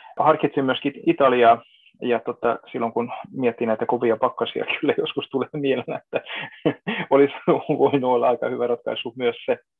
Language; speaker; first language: Finnish; non-native, fluent; Hungarian